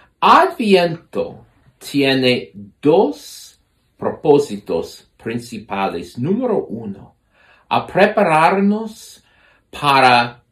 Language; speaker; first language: Spanish; non-native, fluent; English